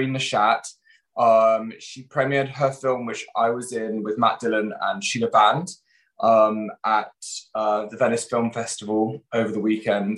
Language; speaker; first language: English; native; English